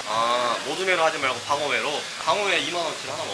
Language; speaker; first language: Korean; native; Korean